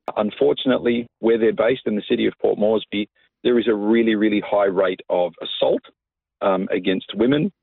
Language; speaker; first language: English; native; English